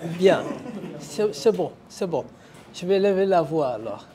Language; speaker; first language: French; non-native, local second language; Wolof